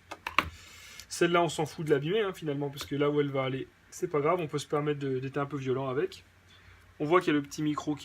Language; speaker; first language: French; native; French